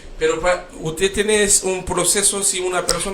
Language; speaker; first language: Spanish; non-native, learner; Haitian Creole